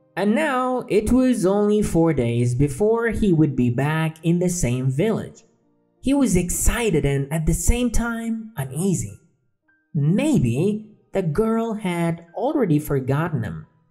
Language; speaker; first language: English; non-native, fluent; Central Kurdish